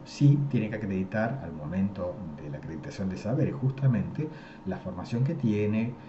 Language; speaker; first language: Spanish; native; Spanish